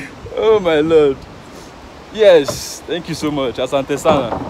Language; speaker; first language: English; non-native, local second language; Igbo